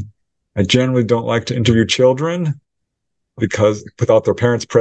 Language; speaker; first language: English; native; English